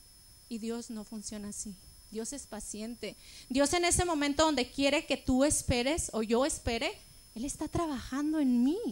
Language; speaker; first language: Spanish; native; Spanish